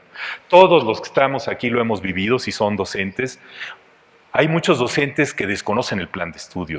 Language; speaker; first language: Spanish; native; Spanish